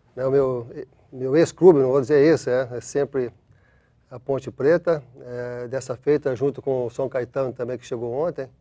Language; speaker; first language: Portuguese; native; Portuguese